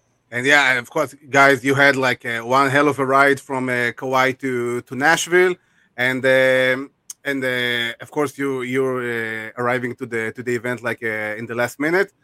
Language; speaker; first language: English; non-native, fluent; Hebrew